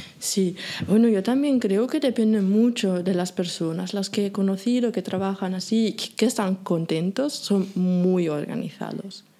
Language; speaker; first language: Spanish; non-native, fluent; German